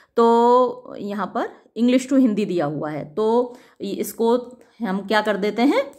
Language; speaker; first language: Hindi; native; Hindi